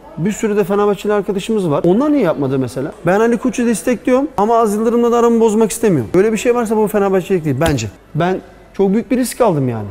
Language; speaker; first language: Turkish; early bilingual, heritage; Turkish